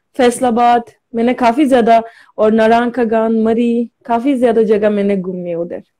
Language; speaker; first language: Hindi; non-native, learner; Turkish